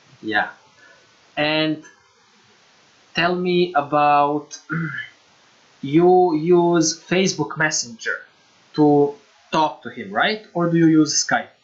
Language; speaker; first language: English; non-native, fluent; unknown